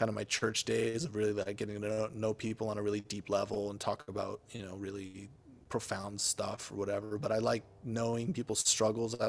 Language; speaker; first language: English; native; English